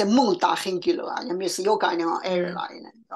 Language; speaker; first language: Finnish; non-native, learner; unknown